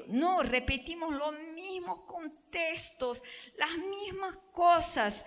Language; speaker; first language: Spanish; non-native, fluent; Portuguese